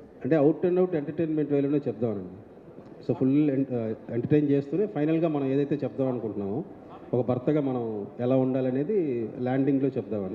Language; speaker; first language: Telugu; native; Telugu